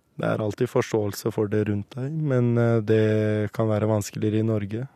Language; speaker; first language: Norwegian; early bilingual, other home language; Kurdish